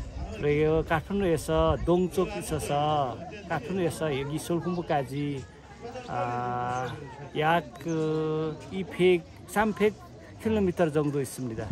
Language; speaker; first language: Korean; non-native, fluent; Nepali